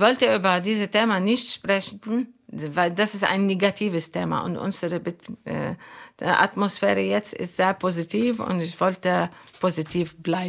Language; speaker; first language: German; non-native, learner; Arabic